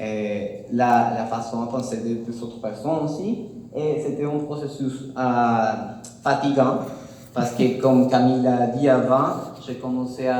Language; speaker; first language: French; non-native, learner; Spanish